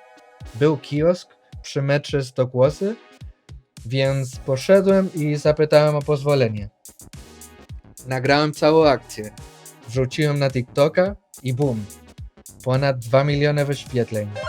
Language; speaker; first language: Polish; non-native, fluent; Spanish